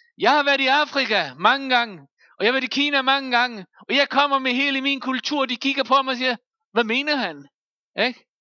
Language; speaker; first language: Danish; non-native, local second language; Faroese